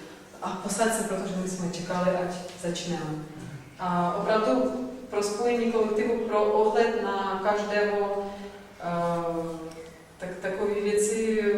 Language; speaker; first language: Czech; non-native, fluent; Russian